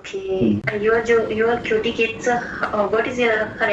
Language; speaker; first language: English; non-native, local second language; Hindi